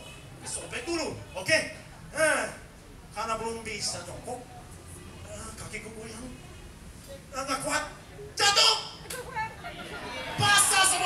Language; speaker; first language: Indonesian; non-native, fluent; English